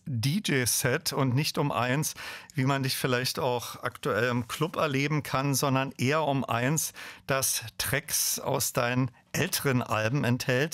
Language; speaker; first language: German; native; German